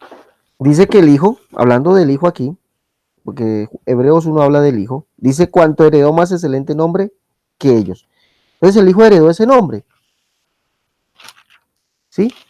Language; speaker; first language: Spanish; native; Spanish